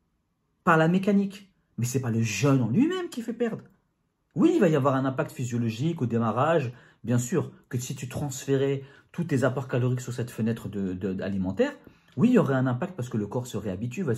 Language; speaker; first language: French; native; French